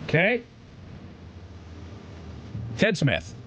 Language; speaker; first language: English; native; English